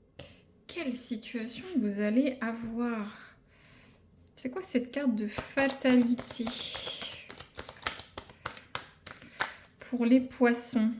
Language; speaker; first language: French; native; French